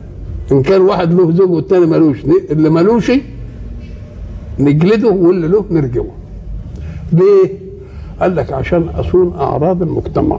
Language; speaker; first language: Arabic; native; Arabic